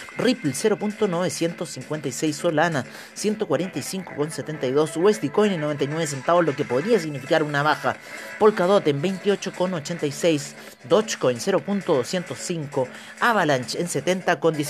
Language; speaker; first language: Spanish; native; Spanish